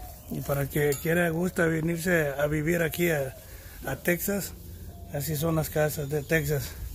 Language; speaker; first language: Spanish; native; Spanish